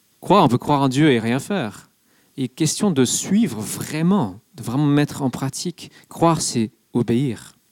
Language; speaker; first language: French; non-native, fluent; English